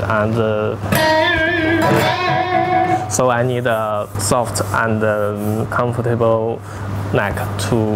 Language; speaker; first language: English; non-native, learner; Chinese